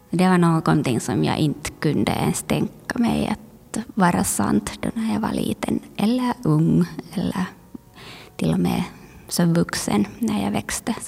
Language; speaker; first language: Swedish; non-native, local second language; Finnish